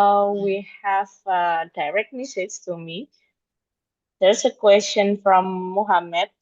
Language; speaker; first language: English; non-native, fluent; Indonesian